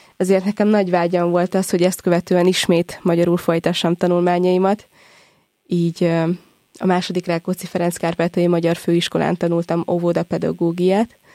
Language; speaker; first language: Hungarian; native; Hungarian